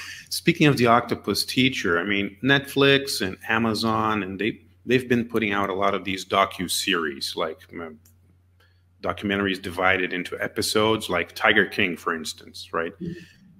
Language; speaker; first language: English; non-native, fluent; Portuguese